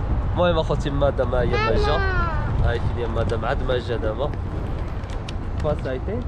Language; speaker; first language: Arabic; native; Arabic